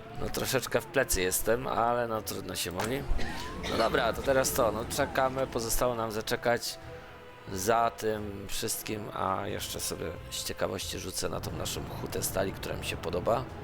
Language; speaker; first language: Polish; native; Polish